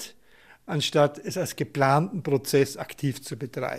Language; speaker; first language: German; native; German